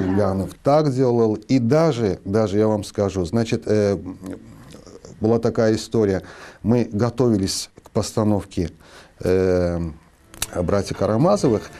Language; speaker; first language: Russian; non-native, local second language; Azerbaijani